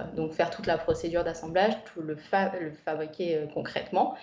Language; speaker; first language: French; native; French